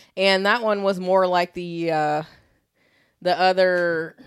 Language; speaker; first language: English; native; English